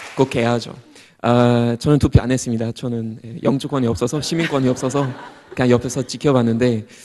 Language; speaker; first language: Korean; non-native, fluent; German